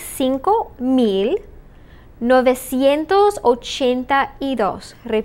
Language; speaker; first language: Spanish; non-native, fluent; English